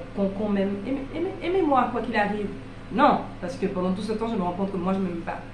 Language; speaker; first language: French; native; French